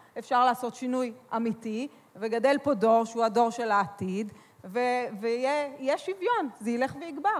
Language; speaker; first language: Hebrew; native; Hebrew